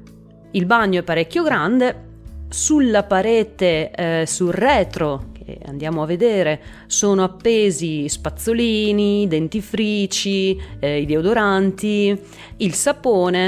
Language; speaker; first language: Italian; native; Italian